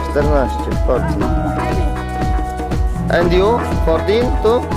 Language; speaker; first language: English; non-native, learner; Polish